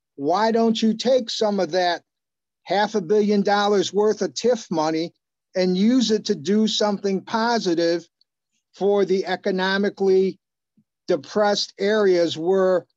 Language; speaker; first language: English; native; English